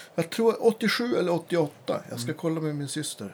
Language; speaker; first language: Swedish; native; Swedish